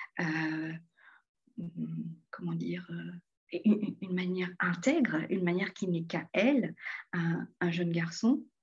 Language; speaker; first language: French; non-native, local second language; Morisyen